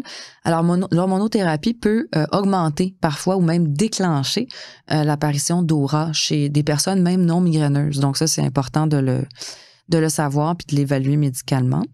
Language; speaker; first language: French; native; French